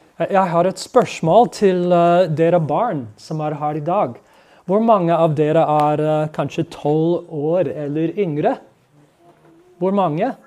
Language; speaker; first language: Norwegian; non-native, fluent; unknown